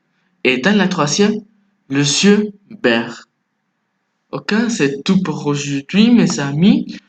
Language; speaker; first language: French; non-native, fluent; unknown